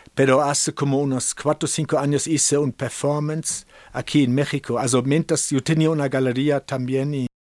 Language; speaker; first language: Spanish; non-native, fluent; German